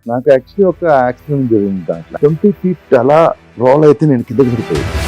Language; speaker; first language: Telugu; non-native, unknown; Malayalam